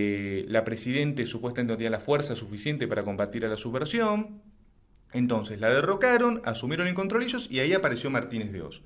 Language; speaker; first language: Spanish; native; Spanish